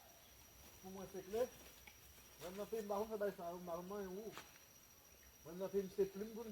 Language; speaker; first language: Portuguese; non-native, learner; Haitian Creole